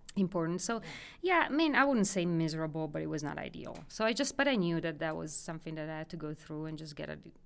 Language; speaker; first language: English; non-native, fluent; Italian